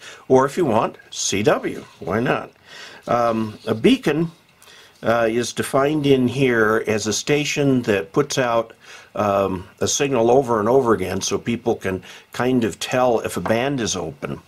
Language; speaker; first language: English; native; English